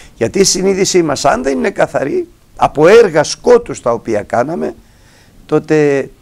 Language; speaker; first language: Greek; native; Greek